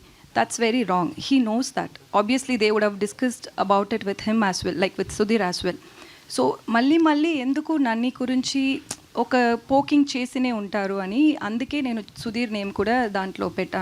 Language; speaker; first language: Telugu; non-native, local second language; Tamil